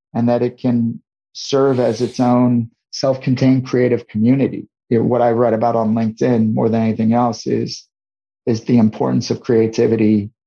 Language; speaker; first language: English; native; English